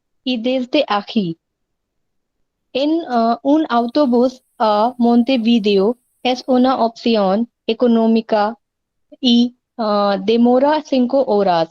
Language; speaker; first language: Spanish; non-native, learner; Hindi